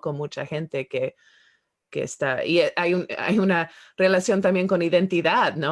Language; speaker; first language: Spanish; non-native, fluent; English